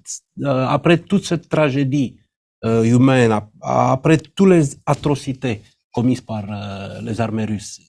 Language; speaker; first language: French; non-native, fluent; Romanian